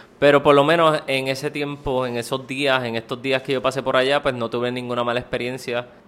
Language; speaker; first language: Spanish; native; Spanish